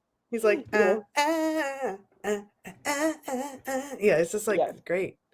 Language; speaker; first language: English; native; English